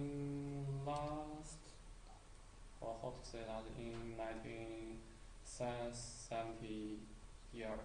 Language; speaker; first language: English; non-native, learner; Chinese